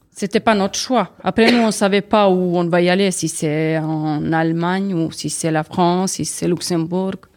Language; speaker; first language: French; non-native, learner; Serbian